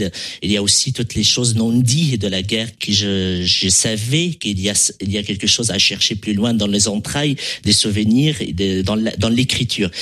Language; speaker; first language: French; non-native, local second language; Arabic